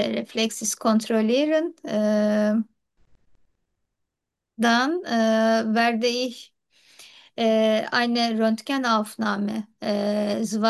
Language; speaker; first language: German; non-native, learner; Turkish